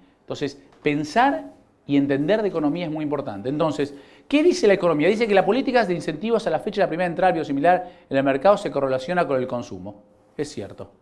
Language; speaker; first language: Spanish; native; Spanish